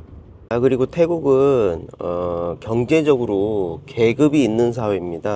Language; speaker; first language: Korean; native; Korean